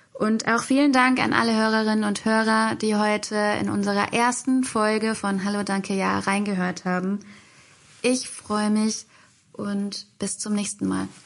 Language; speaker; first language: German; native; German